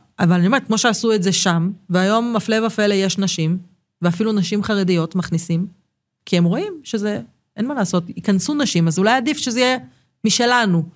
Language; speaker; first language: Hebrew; native; Hebrew